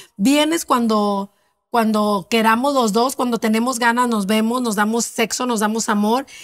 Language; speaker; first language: Spanish; native; Spanish